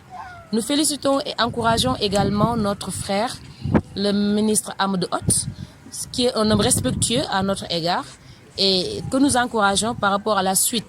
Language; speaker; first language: French; non-native, local second language; Wolof